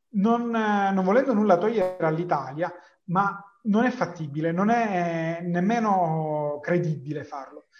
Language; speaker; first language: Italian; native; Italian